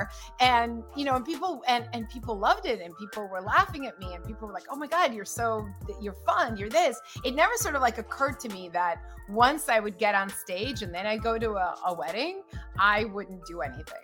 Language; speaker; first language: English; early bilingual, other home language; Russian